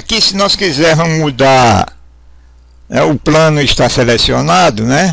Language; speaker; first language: Portuguese; native; Portuguese